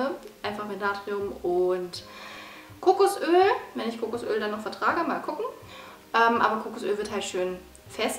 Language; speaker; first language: German; native; German